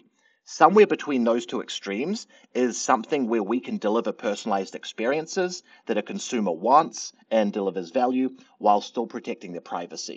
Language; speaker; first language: English; native; English